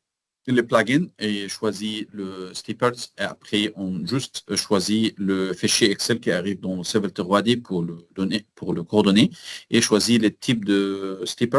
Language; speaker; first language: French; non-native, learner; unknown